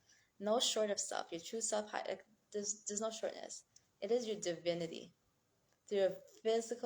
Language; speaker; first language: English; native; English